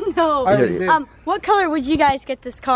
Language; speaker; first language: English; native; English